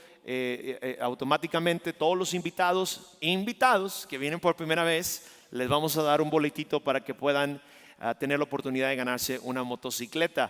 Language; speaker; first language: Spanish; native; Spanish